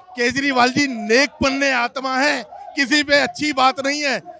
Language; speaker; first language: Hindi; native; Hindi